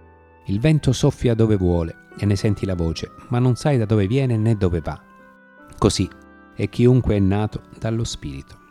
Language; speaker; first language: Italian; native; Italian